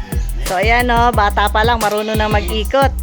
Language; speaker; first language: Filipino; non-native, local second language; Cebuano